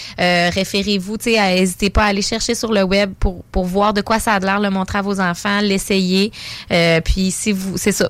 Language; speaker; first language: French; native; French